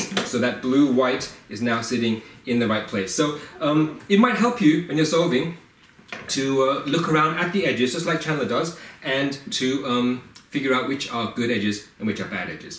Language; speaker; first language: English; native; English